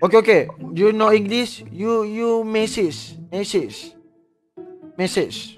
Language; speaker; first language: English; non-native, learner; Malay